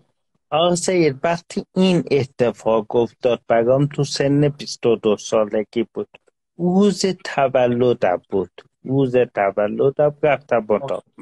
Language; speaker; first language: Persian; non-native, local second language; Azerbaijani